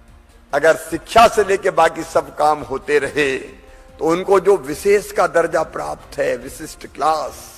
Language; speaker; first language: Hindi; native; Hindi